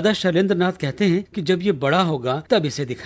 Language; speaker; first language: Hindi; native; Hindi